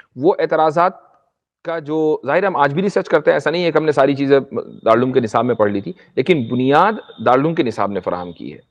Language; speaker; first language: Urdu; native; Urdu